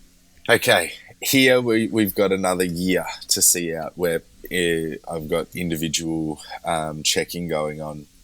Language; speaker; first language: English; native; English